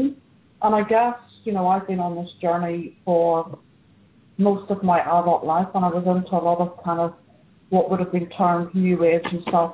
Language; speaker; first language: English; native; English